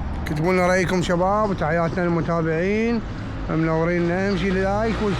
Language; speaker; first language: Arabic; native; Arabic